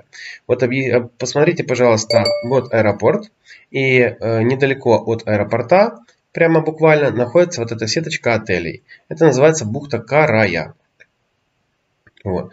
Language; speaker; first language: Russian; native; Russian